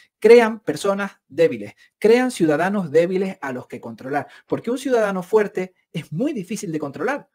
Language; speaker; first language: Spanish; native; Spanish